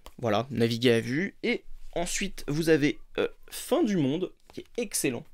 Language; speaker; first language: French; native; French